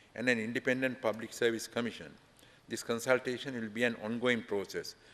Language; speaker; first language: English; non-native, local second language; Sinhala